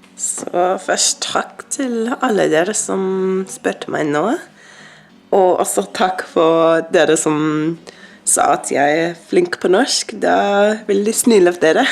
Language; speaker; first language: Norwegian; non-native, learner; English